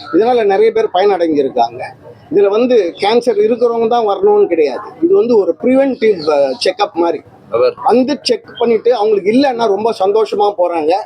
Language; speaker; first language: Tamil; native; Tamil